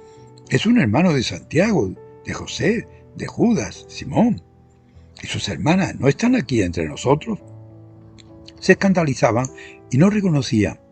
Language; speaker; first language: Spanish; native; Spanish